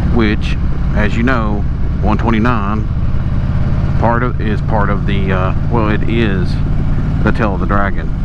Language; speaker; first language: English; native; English